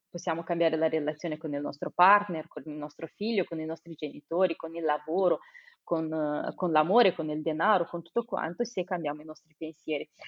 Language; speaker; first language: Italian; non-native, fluent; Romanian